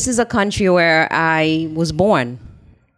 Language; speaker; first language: English; non-native, fluent; Haitian Creole